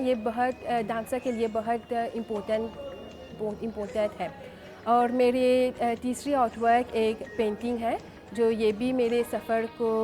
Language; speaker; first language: Hindi; non-native, fluent; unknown